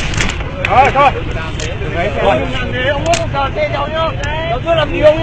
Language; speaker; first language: Vietnamese; native; Vietnamese